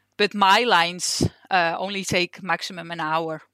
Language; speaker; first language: English; non-native, fluent; Dutch